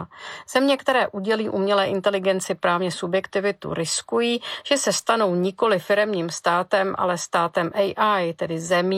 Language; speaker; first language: Czech; native; Czech